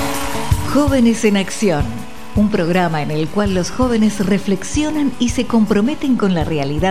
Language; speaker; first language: Spanish; native; Spanish